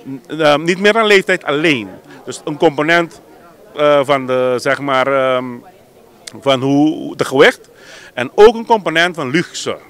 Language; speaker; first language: Dutch; non-native, local second language; Papiamento